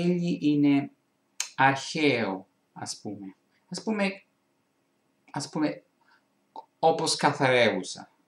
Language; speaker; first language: Greek; non-native, fluent; Italian